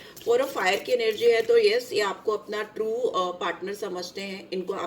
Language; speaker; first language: Hindi; native; Hindi